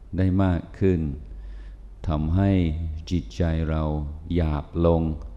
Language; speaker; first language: Thai; non-native, fluent; English